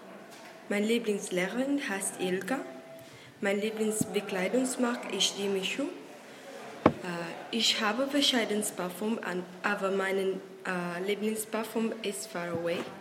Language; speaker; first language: German; non-native, learner; Spanish